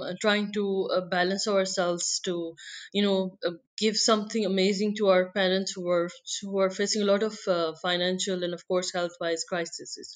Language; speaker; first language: English; non-native, local second language; Punjabi